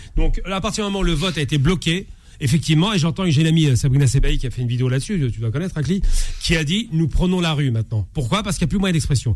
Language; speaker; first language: French; native; French